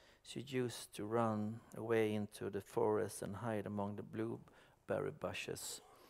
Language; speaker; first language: English; non-native, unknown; Swedish